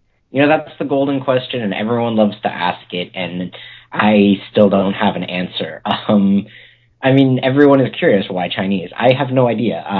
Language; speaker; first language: English; native; English